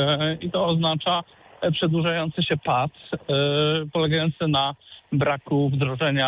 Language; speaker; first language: Polish; native; Polish